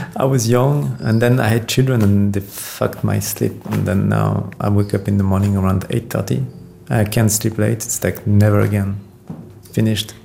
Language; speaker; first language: English; non-native, fluent; French